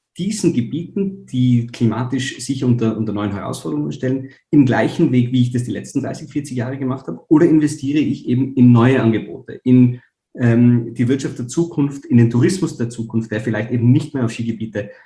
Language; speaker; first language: German; native; German